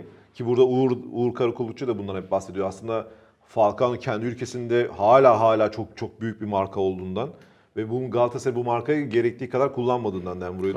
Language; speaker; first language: Turkish; native; Turkish